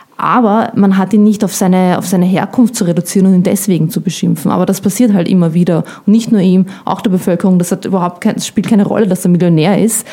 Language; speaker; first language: German; early bilingual, other home language; Bosnian